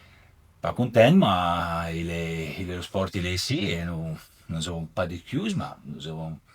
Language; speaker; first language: French; non-native, learner; Italian